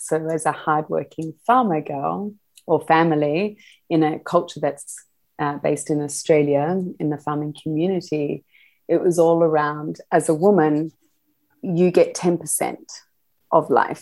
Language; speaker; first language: English; native; English